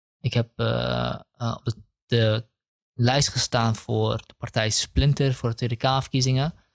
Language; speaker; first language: Dutch; early bilingual, other home language; Kurdish